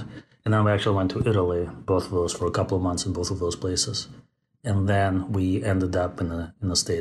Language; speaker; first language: English; non-native, fluent; Russian